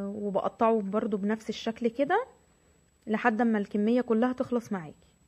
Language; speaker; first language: Arabic; native; Arabic